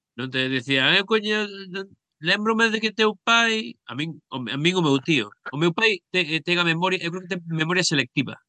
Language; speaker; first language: Galician; native; Galician